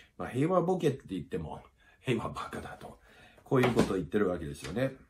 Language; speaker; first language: Japanese; non-native, fluent; English